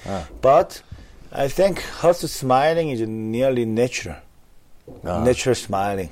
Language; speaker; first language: English; non-native, learner; Korean